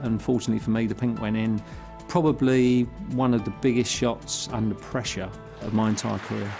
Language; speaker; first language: English; native; English